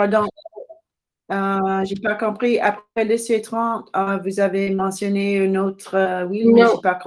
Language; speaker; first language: French; non-native, learner; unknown